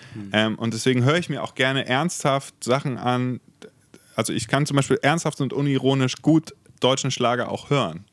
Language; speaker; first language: German; native; German